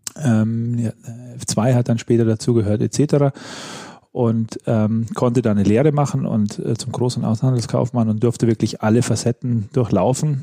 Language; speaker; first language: German; native; German